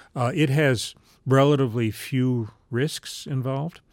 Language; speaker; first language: English; native; English